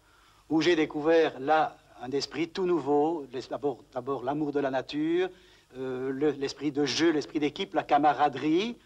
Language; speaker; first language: French; native; French